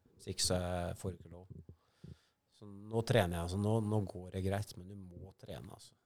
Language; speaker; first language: Norwegian; native; Norwegian